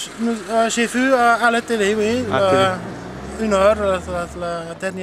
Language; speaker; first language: French; non-native, local second language; Dutch